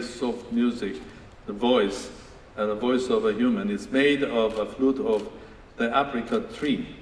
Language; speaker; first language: English; non-native, fluent; Armenian